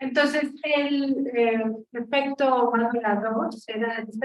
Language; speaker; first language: Spanish; native; Spanish